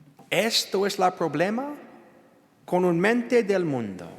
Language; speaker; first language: Spanish; non-native, learner; English